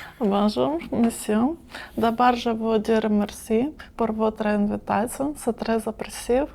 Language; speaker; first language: French; non-native, learner; Ukrainian